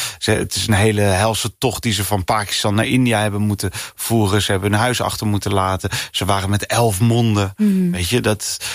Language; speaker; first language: Dutch; early bilingual, other home language; English